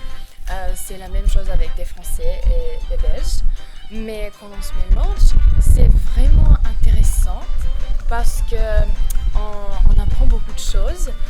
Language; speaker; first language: French; non-native, fluent; Serbian